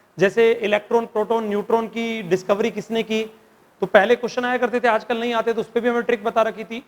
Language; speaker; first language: Hindi; native; Hindi